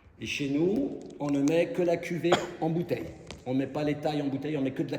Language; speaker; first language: French; native; French